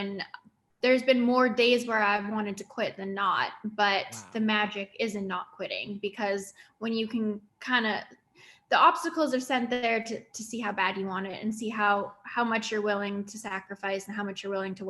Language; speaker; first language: English; native; English